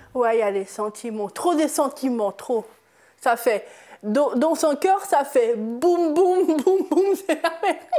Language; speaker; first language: French; early bilingual, other home language; Portuguese